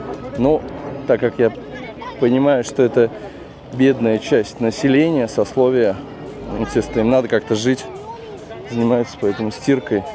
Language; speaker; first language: Russian; native; Russian